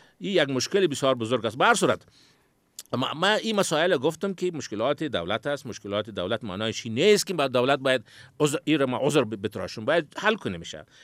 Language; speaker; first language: Persian; native; Persian